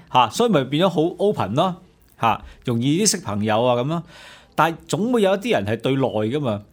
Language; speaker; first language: Cantonese; native; Cantonese